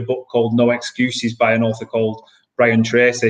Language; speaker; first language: English; native; English